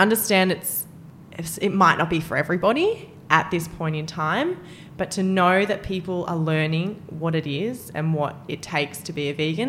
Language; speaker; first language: English; native; English